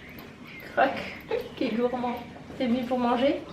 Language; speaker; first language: French; native; French